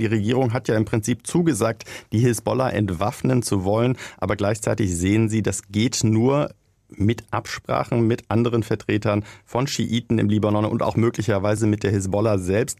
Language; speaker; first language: German; native; German